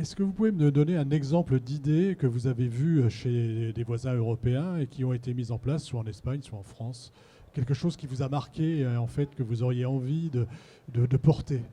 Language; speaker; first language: French; native; French